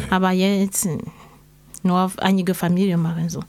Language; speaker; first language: German; non-native, learner; French